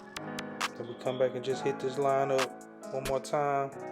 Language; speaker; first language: English; native; English